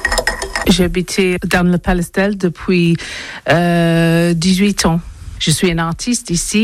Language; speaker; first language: French; non-native, learner; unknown